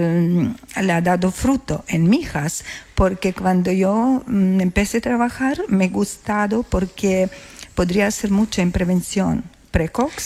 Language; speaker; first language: Spanish; non-native, learner; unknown